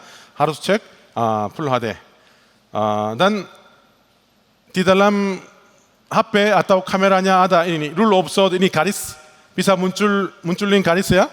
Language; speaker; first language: Indonesian; non-native, learner; Korean